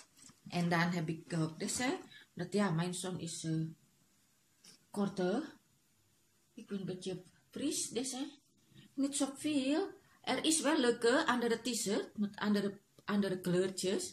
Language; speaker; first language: Dutch; non-native, learner; Indonesian